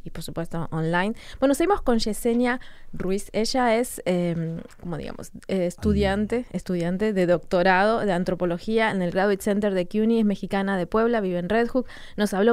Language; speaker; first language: Spanish; native; Spanish